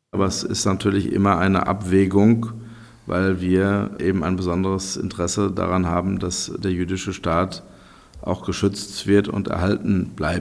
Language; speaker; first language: German; native; German